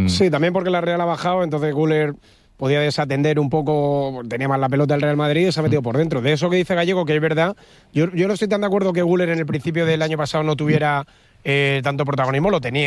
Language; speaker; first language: Spanish; native; Spanish